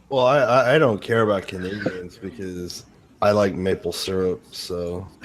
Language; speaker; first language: English; native; English